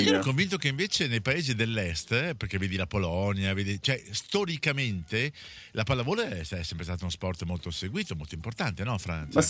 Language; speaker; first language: Italian; native; Italian